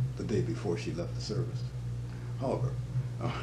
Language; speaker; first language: English; native; English